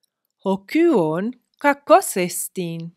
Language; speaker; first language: Greek; non-native, fluent; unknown